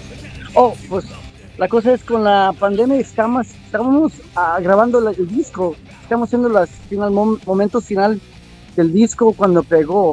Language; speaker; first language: Spanish; early bilingual, heritage; English